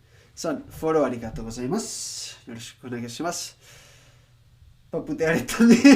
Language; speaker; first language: Japanese; non-native, learner; Spanish